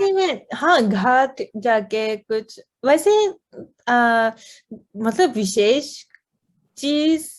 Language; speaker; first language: Hindi; non-native, fluent; Japanese